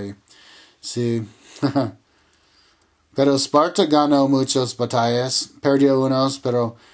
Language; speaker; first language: Spanish; non-native, learner; English